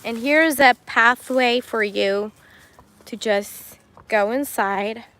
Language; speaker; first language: English; non-native, fluent; Persian